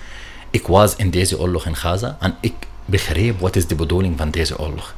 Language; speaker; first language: Dutch; non-native, learner; Arabic